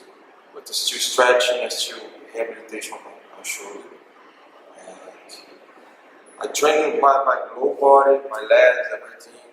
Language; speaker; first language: English; non-native, learner; Portuguese